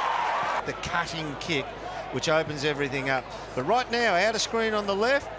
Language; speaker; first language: English; native; English